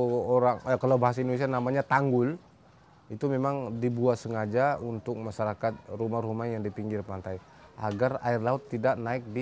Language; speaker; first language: Indonesian; non-native, local second language; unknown